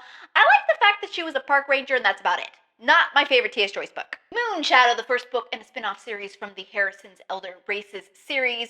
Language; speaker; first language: English; native; English